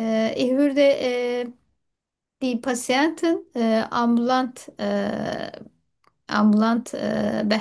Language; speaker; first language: German; non-native, learner; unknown